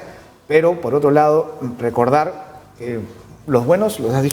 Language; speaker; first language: Spanish; native; Spanish